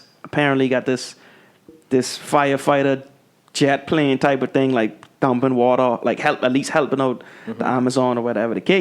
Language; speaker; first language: English; native; English